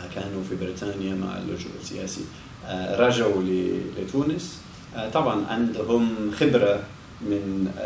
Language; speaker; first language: Arabic; non-native, learner; English